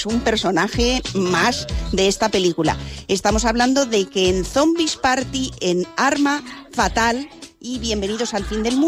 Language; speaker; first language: Spanish; native; Spanish